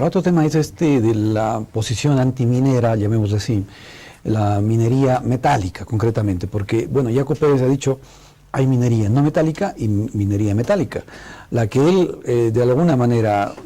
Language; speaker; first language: Spanish; native; Spanish